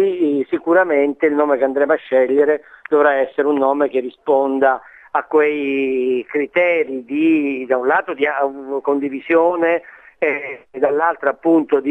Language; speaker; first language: Italian; native; Italian